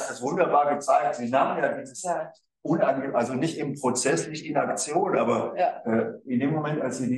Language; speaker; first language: German; native; German